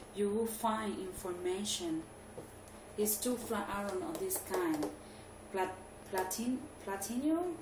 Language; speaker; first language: English; non-native, fluent; Spanish